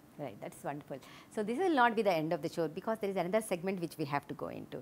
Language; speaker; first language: English; non-native, local second language; Telugu